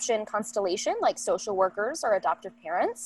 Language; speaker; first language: English; native; English